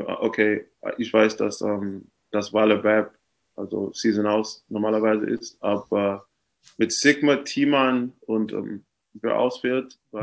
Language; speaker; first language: German; non-native, fluent; English